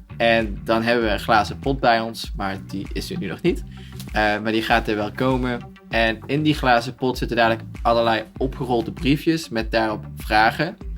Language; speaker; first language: Dutch; native; Dutch